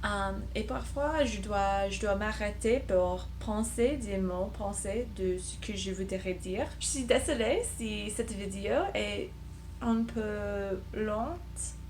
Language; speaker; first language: French; non-native, learner; English